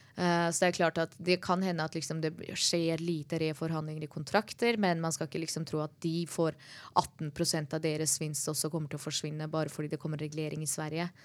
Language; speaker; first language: Norwegian; early bilingual, other home language; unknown